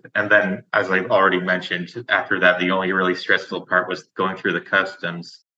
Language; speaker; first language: English; native; English